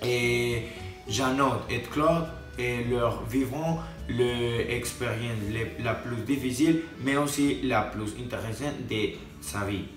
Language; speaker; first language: French; non-native, learner; Spanish